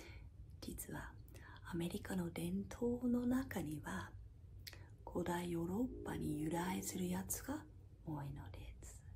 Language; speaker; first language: Japanese; non-native, fluent; English